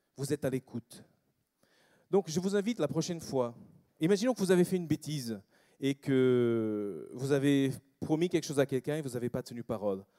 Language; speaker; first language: French; non-native, fluent; English